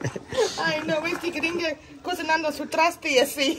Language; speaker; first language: Spanish; non-native, learner; English